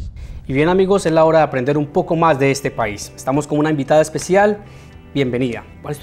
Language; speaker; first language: Spanish; native; Spanish